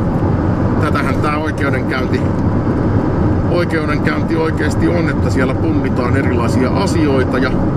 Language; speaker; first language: Finnish; native; Finnish